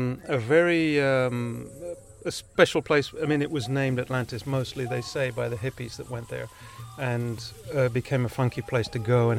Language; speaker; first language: English; non-native, fluent; Catalan